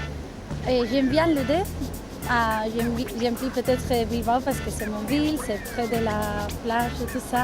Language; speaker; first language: French; non-native, learner; Spanish